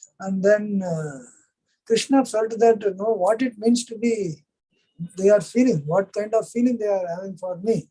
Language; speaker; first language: English; non-native, local second language; Hindi